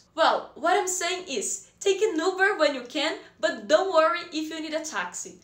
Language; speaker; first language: English; non-native, fluent; Portuguese